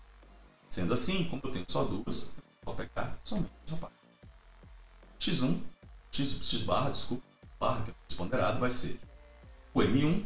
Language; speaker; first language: Portuguese; native; Portuguese